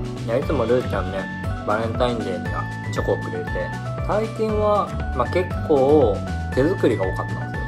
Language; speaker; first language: Japanese; native; Japanese